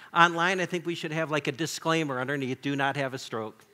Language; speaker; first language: English; native; English